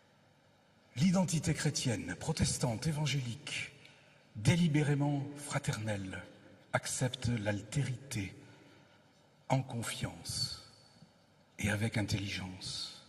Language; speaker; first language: French; native; French